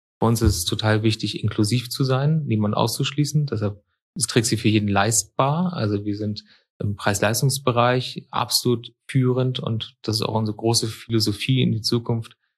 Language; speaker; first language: German; native; German